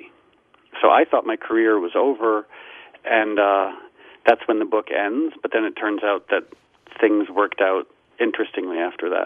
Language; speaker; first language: English; native; English